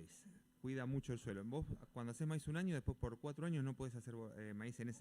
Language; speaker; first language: Spanish; native; Spanish